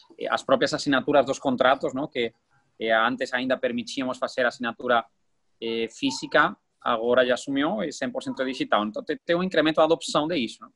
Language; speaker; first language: Portuguese; non-native, fluent; Spanish